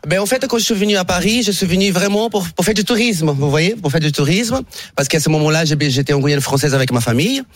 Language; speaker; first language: French; non-native, fluent; Portuguese